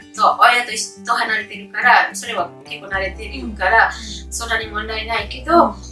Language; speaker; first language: Japanese; non-native, fluent; Indonesian